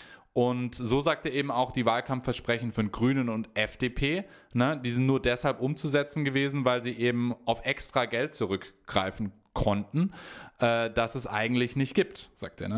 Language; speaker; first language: German; native; German